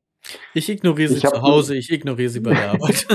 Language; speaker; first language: German; native; German